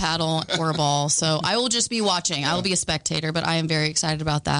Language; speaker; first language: English; native; English